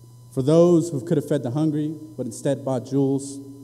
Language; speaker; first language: English; early bilingual, other home language; Spanish